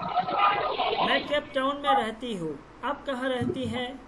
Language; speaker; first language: Hindi; non-native, fluent; Bangla